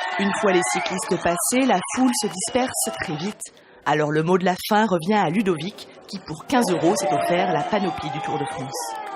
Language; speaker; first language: French; native; French